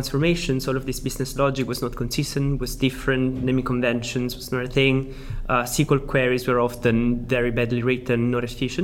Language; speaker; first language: English; non-native, fluent; Italian